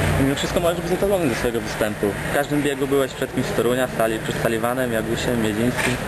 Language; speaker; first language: Polish; native; Polish